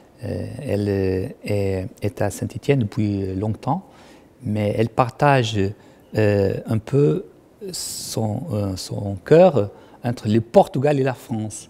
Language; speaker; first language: French; non-native, fluent; Portuguese